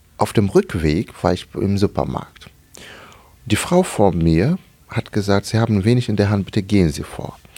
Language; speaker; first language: German; non-native, fluent; Arabic